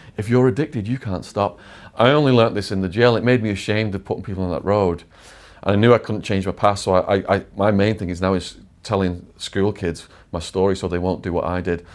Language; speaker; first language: English; native; English